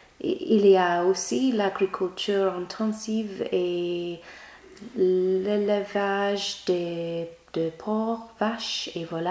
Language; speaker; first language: French; non-native, learner; English